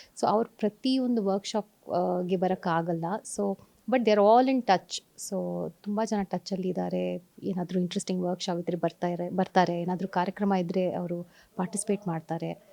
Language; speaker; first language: Kannada; non-native, fluent; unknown